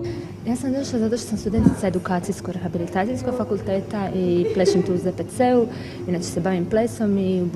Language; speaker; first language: Bosnian; native; Bosnian